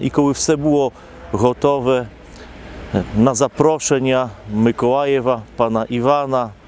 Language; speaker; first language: Polish; non-native, local second language; Ukrainian